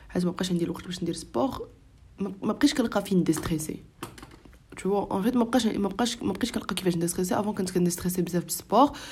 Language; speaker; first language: French; non-native, local second language; Arabic